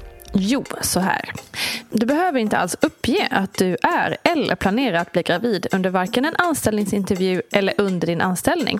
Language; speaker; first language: Swedish; native; Swedish